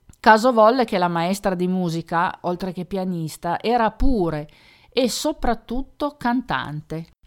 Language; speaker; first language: Italian; native; Italian